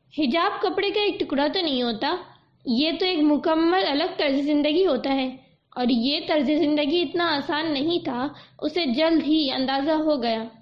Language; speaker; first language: Urdu; native; Urdu